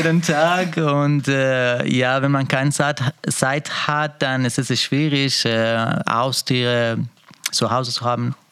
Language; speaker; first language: German; non-native, learner; Persian